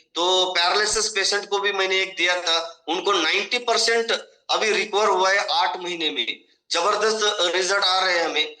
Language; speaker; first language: Hindi; non-native, local second language; Marathi